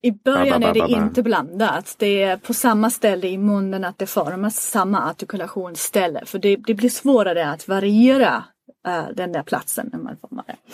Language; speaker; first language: Swedish; non-native, fluent; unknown